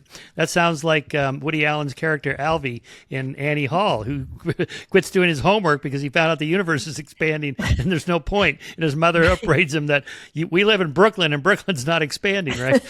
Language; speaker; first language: English; native; English